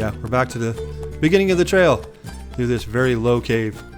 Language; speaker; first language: English; native; English